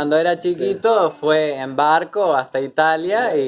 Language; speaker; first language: Spanish; native; Spanish